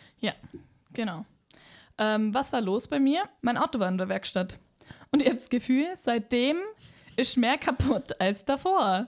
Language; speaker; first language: German; native; German